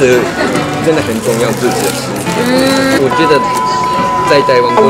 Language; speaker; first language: Chinese; non-native, fluent; Japanese